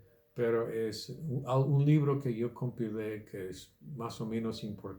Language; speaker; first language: Spanish; non-native, fluent; English